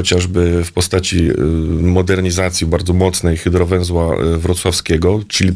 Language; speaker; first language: Polish; native; Polish